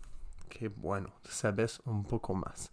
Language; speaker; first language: Spanish; non-native, learner; French